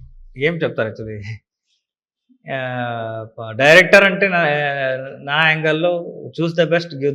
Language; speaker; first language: Telugu; non-native, learner; Kannada